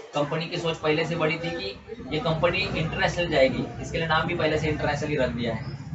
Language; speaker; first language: Hindi; non-native, local second language; Marathi